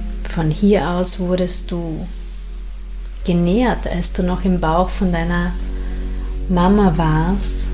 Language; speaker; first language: German; native; German